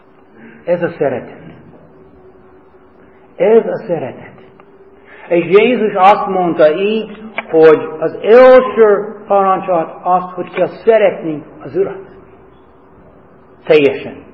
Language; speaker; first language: Hungarian; non-native, fluent; English